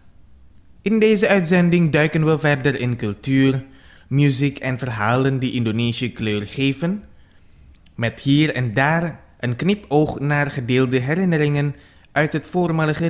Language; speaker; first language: Dutch; non-native, fluent; Indonesian